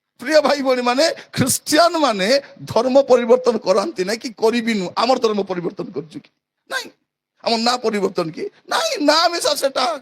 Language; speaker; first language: Odia; native; Odia